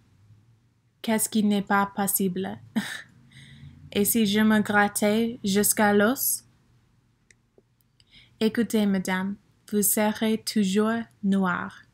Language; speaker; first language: French; non-native, learner; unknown